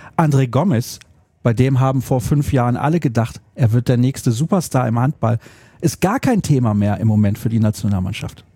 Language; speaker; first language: German; native; German